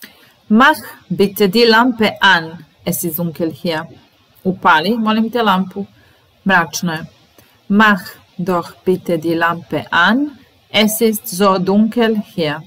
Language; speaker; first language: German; non-native, fluent; Serbian